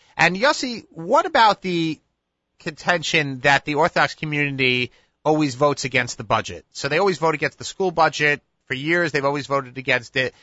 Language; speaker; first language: English; native; English